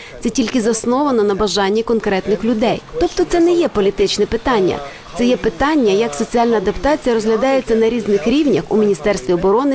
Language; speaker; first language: Ukrainian; native; Ukrainian